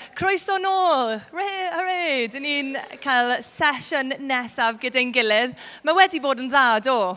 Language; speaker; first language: Welsh; non-native, local second language; English